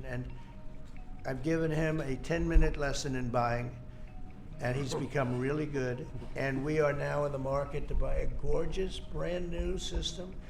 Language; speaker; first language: English; native; English